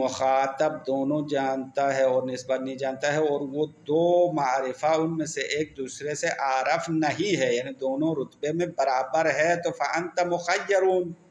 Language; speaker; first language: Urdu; non-native, local second language; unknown